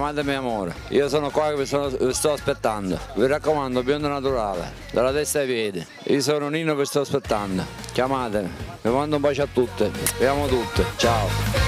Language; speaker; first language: Italian; native; Italian